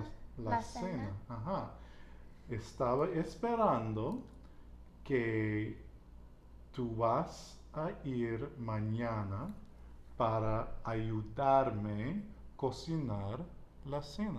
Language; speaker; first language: Spanish; non-native, learner; English